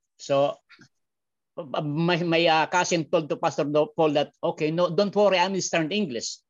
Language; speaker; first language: English; non-native, learner; Filipino